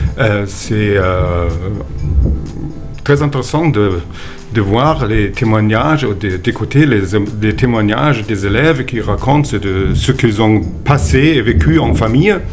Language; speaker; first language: French; non-native, fluent; German